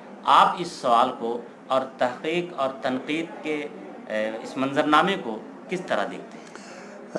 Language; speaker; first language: Urdu; native; Urdu